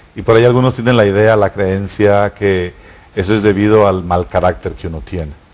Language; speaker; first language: Spanish; native; Spanish